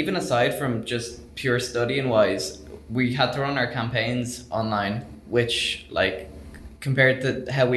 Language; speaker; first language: English; native; English